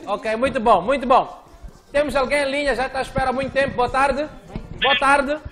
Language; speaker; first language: Portuguese; native; Portuguese